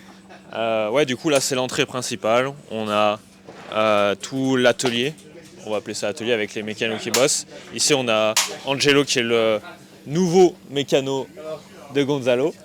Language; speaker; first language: French; native; French